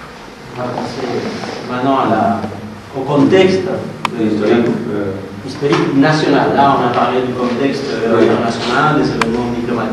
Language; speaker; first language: French; non-native, fluent; Spanish